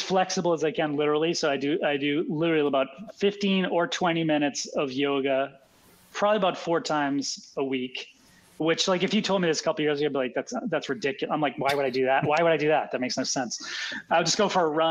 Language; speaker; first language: English; native; English